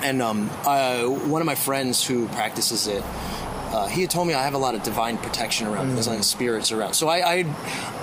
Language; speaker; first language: English; native; English